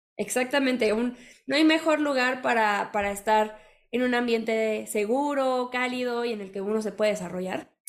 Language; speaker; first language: Spanish; native; Spanish